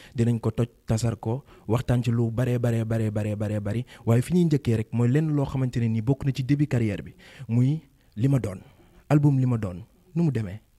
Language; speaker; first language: Wolof; native; Wolof